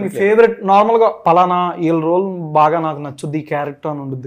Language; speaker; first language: Telugu; native; Telugu